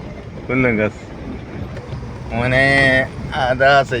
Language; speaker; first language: Arabic; non-native, learner; Malayalam